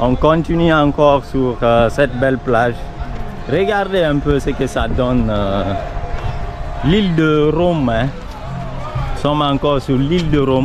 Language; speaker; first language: French; non-native, local second language; Susu